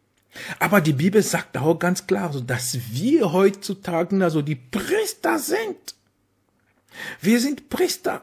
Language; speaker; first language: German; non-native, fluent; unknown